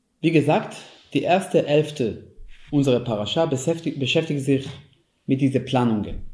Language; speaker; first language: German; non-native, fluent; Hebrew